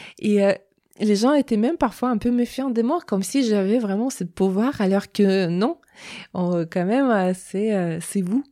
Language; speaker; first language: French; non-native, fluent; Russian